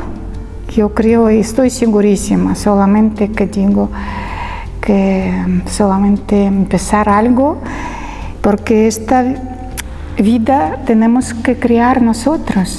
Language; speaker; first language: Spanish; non-native, learner; Russian